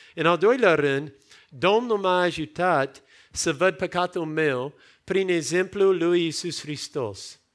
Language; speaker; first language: Romanian; non-native, fluent; English